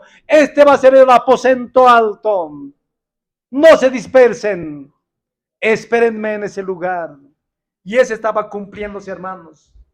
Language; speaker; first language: Spanish; non-native, local second language; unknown